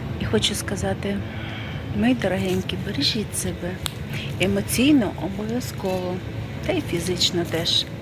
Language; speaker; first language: Ukrainian; native; Ukrainian